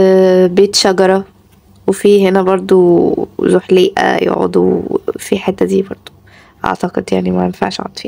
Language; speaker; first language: Arabic; native; Arabic